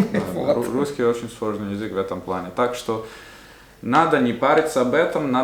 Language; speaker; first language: Russian; non-native, fluent; Italian